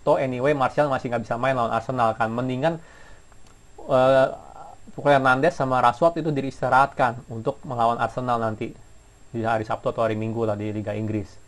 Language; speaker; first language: Indonesian; native; Indonesian